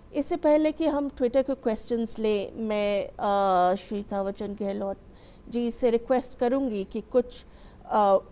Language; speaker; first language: Hindi; native; Hindi